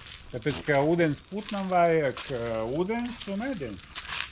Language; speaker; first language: Latvian; non-native, local second language; Russian